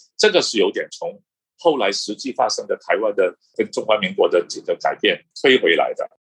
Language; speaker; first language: Chinese; non-native, local second language; Cantonese